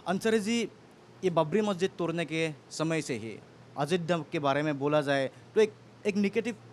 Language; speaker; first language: Hindi; non-native, local second language; Assamese